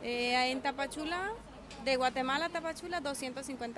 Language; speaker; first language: Spanish; native; Spanish